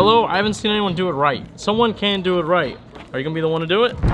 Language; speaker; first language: English; native; English